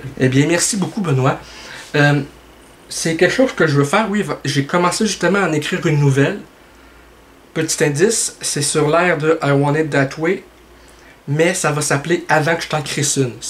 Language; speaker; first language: French; native; French